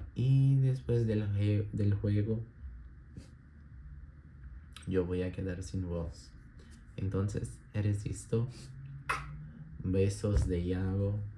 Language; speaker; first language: Spanish; non-native, learner; Portuguese